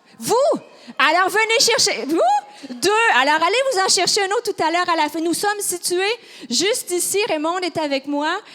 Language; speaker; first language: French; native; French